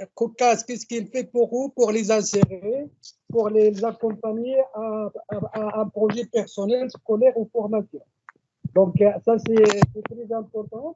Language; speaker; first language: French; non-native, local second language; Arabic